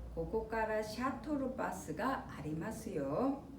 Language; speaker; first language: Japanese; non-native, fluent; Korean